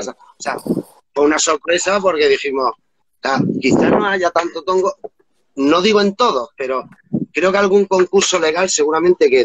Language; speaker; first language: Spanish; native; Spanish